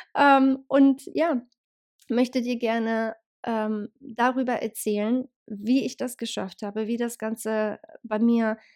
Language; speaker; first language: German; early bilingual, other home language; Bosnian